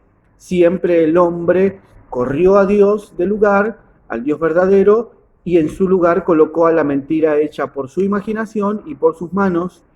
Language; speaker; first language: Spanish; native; Spanish